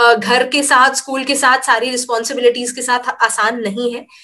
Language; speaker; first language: Hindi; native; Hindi